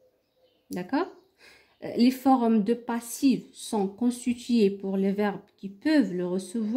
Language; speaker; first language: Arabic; native; Arabic